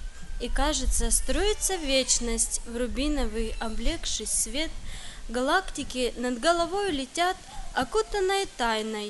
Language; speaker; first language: Russian; native; Russian